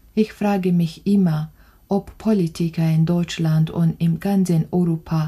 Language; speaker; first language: German; non-native, learner; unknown